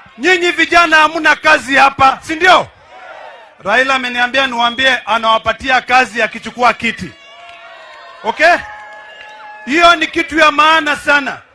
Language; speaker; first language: Swahili; non-native, local second language; Masai